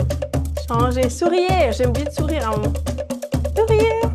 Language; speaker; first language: French; native; French